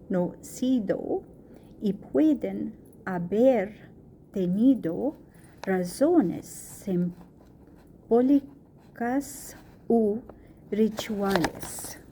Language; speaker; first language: Spanish; non-native, learner; Arabic